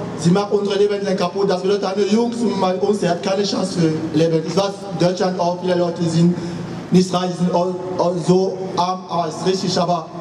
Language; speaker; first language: German; non-native, learner; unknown